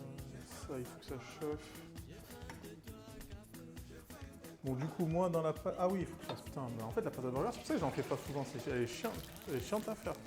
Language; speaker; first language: French; native; French